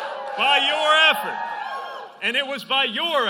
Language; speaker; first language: English; native; English